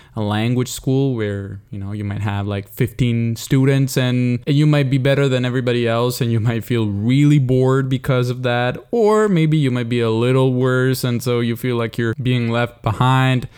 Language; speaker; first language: English; non-native, fluent; Italian